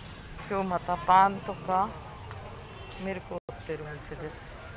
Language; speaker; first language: Japanese; non-native, fluent; Hindi